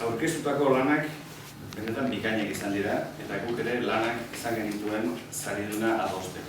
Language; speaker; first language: Basque; native; Basque